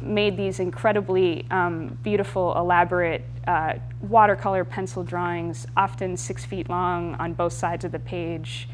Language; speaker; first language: English; native; English